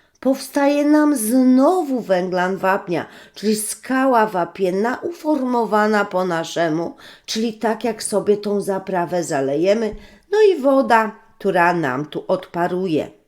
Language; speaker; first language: Polish; native; Polish